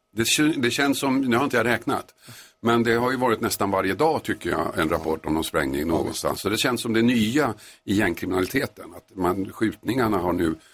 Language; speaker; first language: Swedish; native; Swedish